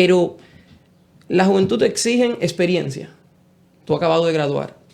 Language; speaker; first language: Spanish; native; Spanish